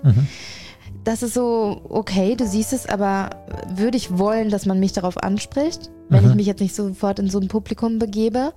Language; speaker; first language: German; native; German